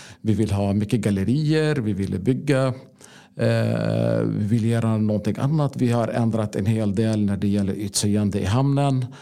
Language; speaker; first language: Swedish; non-native, fluent; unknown